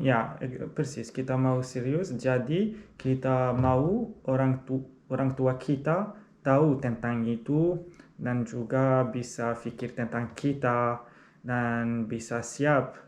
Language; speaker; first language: Indonesian; non-native, learner; Arabic